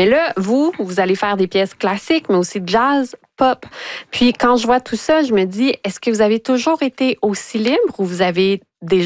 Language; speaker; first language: French; native; French